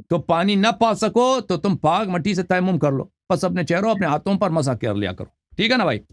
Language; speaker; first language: Urdu; native; Urdu